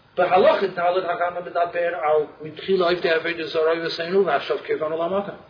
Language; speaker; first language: Hebrew; non-native, fluent; English